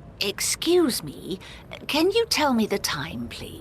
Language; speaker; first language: English; non-native, learner; Uzbek